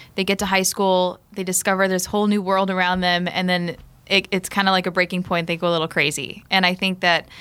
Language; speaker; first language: English; native; English